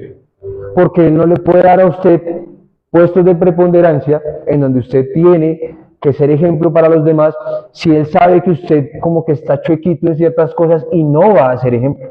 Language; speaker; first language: Spanish; native; Spanish